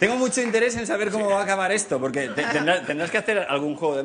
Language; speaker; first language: Spanish; native; Spanish